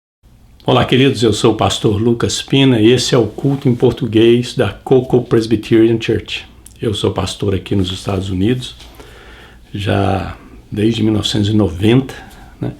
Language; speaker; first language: Portuguese; native; Portuguese